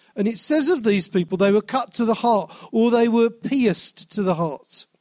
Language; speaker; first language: English; native; English